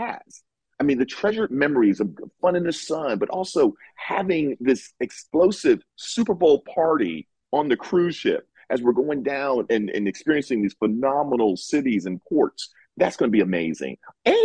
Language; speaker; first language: English; native; English